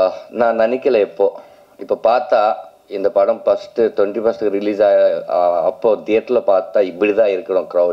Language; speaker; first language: Tamil; non-native, learner; Telugu